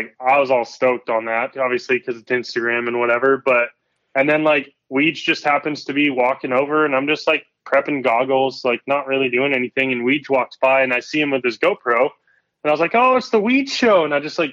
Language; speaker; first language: English; native; English